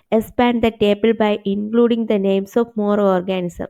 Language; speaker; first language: English; non-native, local second language; Malayalam